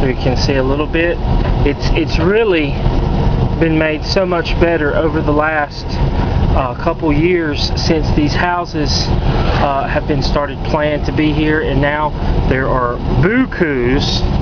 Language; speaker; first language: English; native; English